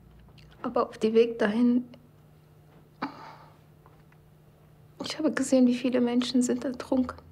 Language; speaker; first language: German; non-native, learner; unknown